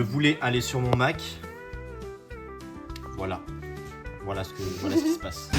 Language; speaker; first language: French; native; French